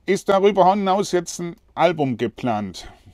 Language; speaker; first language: German; native; German